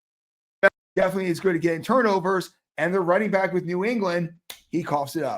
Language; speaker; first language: English; native; English